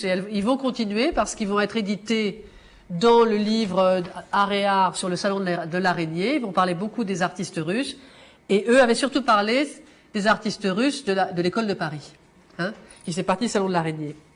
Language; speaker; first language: French; native; French